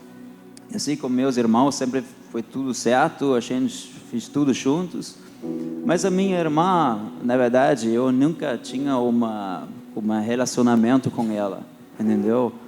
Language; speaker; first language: Portuguese; early bilingual, heritage; Portuguese